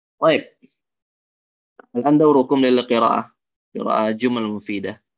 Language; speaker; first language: Arabic; non-native, fluent; Indonesian